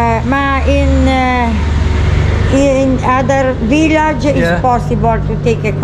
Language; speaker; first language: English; non-native, learner; Italian